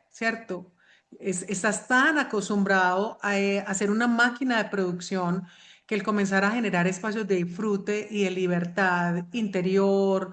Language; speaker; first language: Spanish; native; Spanish